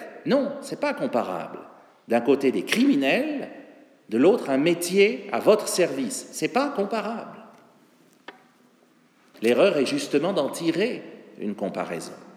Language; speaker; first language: French; native; French